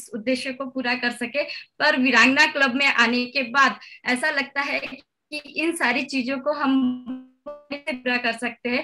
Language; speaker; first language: Hindi; native; Hindi